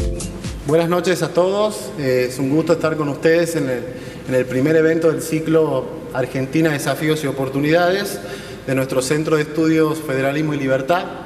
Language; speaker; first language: Spanish; native; Spanish